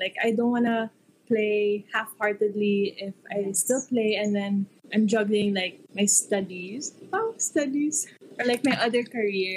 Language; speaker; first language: English; non-native, local second language; Hiligaynon